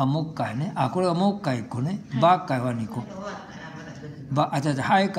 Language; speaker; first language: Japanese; non-native, fluent; Vietnamese